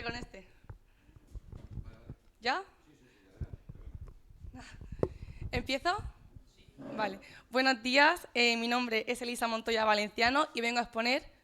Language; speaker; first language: Spanish; native; Spanish